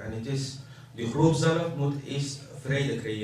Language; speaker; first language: Dutch; non-native, fluent; Arabic